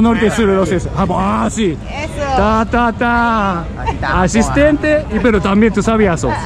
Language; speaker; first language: Spanish; non-native, learner; Japanese